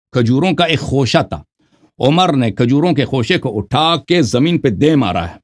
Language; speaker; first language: Urdu; non-native, fluent; Persian